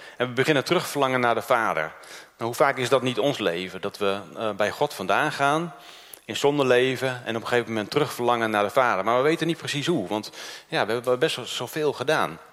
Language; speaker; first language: Dutch; early bilingual, other home language; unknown